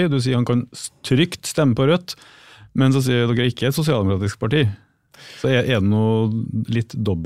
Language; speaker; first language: Norwegian; native; Norwegian